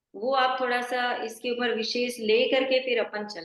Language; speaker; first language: Hindi; non-native, local second language; Gujarati